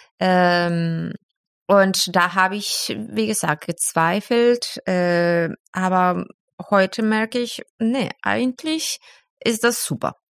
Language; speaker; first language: German; non-native, fluent; Spanish